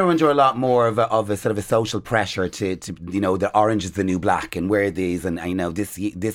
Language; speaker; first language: English; native; English